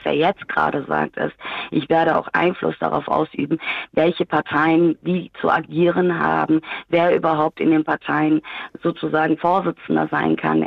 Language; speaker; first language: German; early bilingual, other home language; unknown